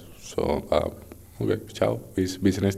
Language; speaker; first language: German; non-native, learner; Spanish